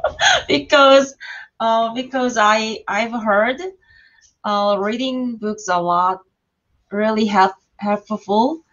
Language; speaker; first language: English; non-native, learner; Korean